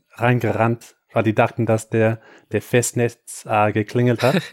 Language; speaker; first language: German; non-native, fluent; English